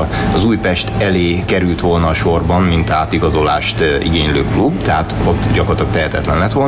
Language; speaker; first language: Hungarian; native; Hungarian